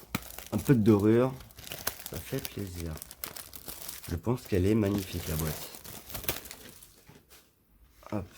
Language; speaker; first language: French; native; French